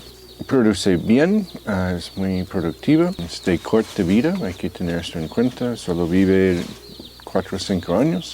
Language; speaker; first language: Spanish; non-native, fluent; English